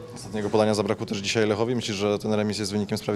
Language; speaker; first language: Polish; native; Polish